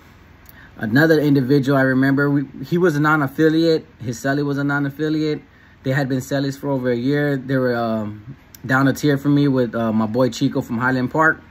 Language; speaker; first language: English; native; English